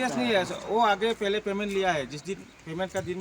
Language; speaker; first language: Hindi; non-native, local second language; Khasi